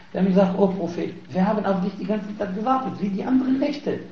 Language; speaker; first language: German; non-native, fluent; Arabic